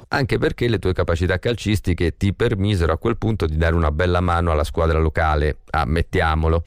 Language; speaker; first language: Italian; native; Italian